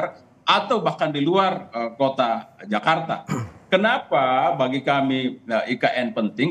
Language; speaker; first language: Indonesian; native; Indonesian